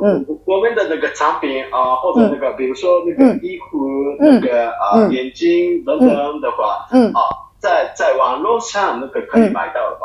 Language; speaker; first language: Chinese; non-native, fluent; Japanese